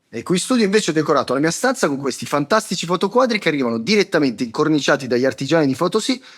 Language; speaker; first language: Italian; native; Italian